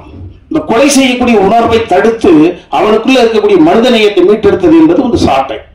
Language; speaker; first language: Tamil; native; Tamil